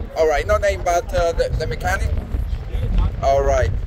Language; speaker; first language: English; non-native, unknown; Spanish